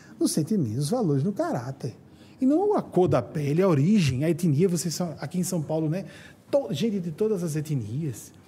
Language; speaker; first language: Portuguese; native; Portuguese